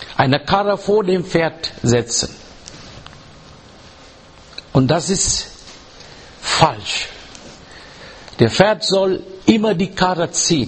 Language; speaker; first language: German; non-native, learner; English